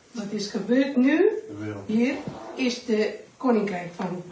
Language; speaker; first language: Dutch; non-native, learner; Indonesian